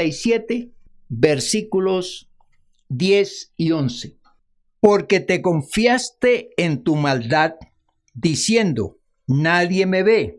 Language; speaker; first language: Spanish; native; Spanish